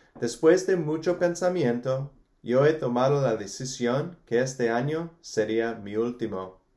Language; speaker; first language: Spanish; non-native, fluent; English